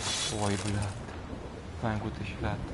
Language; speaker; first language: German; non-native, fluent; Romanian